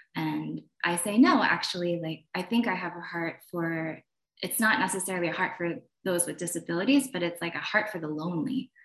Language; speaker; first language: English; native; English